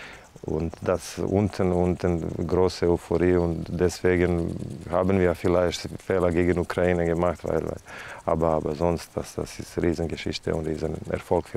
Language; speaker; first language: German; non-native, fluent; Serbian